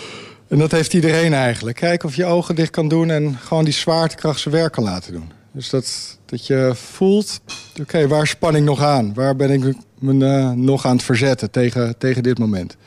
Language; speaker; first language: Dutch; native; Dutch